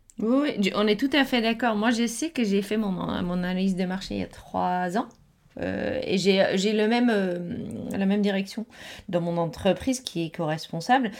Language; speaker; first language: French; non-native, fluent; Dutch